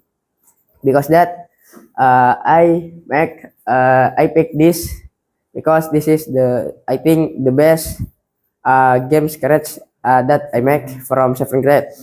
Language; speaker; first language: English; non-native, learner; Indonesian